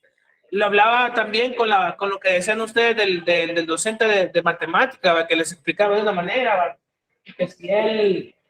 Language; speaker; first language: Spanish; native; Spanish